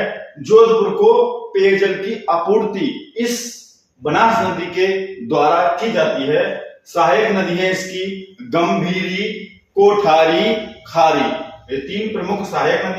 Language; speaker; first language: Hindi; native; Hindi